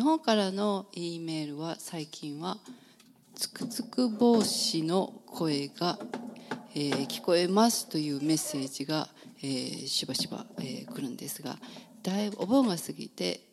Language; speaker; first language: Japanese; native; Japanese